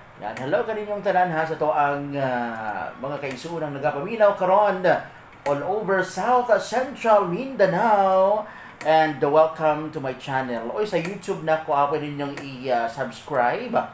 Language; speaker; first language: Cebuano; native; Cebuano